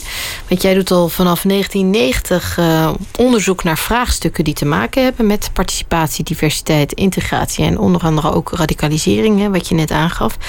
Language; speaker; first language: Dutch; native; Dutch